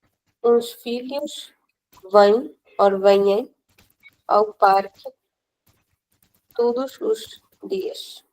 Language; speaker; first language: Portuguese; non-native, fluent; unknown